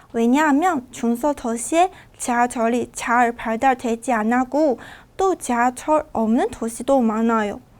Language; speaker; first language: Korean; non-native, fluent; Chinese